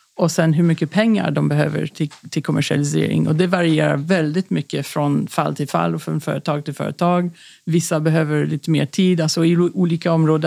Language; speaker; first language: Swedish; non-native, fluent; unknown